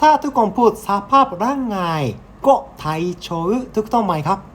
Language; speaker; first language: Thai; non-native, learner; Japanese